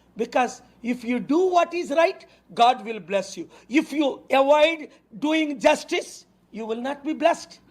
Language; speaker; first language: English; non-native, local second language; Telugu